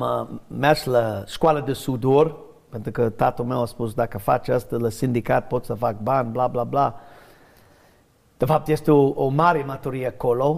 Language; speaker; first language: Romanian; non-native, learner; English